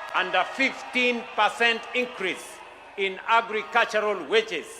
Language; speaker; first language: English; non-native, local second language; Kalenjin